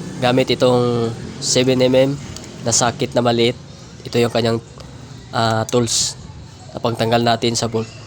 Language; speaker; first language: Filipino; non-native, local second language; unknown